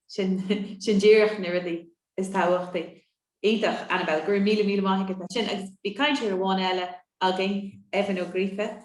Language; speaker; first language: Irish; native; Irish